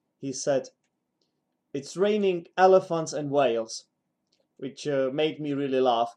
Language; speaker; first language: English; non-native, fluent; Czech